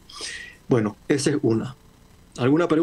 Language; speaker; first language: Spanish; native; Spanish